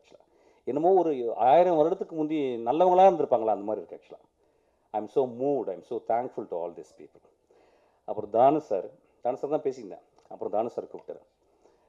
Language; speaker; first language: Tamil; native; Tamil